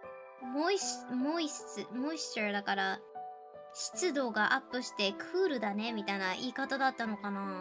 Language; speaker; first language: Japanese; native; Japanese